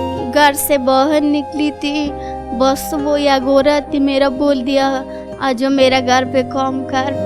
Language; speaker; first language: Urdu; non-native, learner; Persian